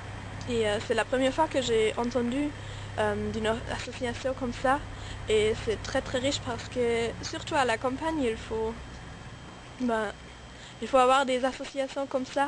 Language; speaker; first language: French; non-native, fluent; German